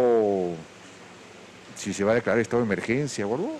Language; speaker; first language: Spanish; native; Spanish